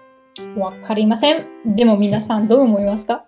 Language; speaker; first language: Japanese; non-native, learner; German